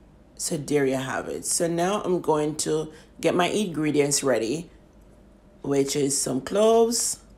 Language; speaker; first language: English; native; English